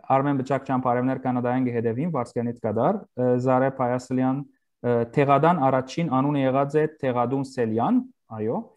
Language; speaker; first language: Armenian; native; Armenian